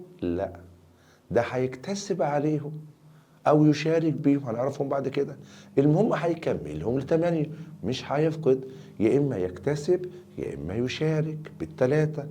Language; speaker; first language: Arabic; native; Arabic